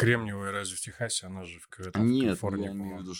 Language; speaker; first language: Russian; native; Russian